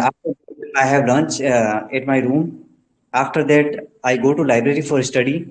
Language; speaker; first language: English; non-native, learner; Hindi